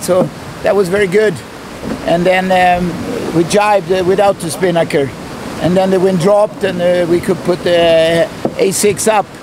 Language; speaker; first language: English; non-native, fluent; Swedish